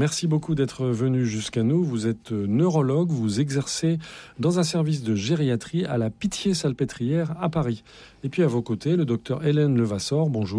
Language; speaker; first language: French; native; French